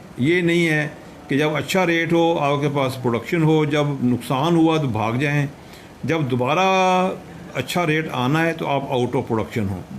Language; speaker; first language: Urdu; non-native, local second language; Punjabi